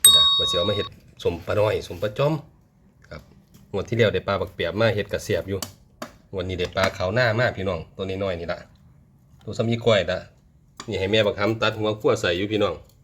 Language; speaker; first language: Thai; native; Thai